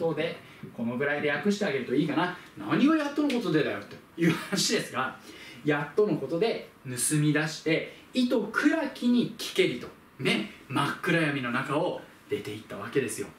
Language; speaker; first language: Japanese; native; Japanese